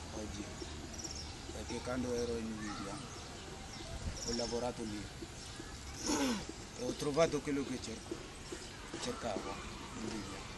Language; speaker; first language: Italian; non-native, learner; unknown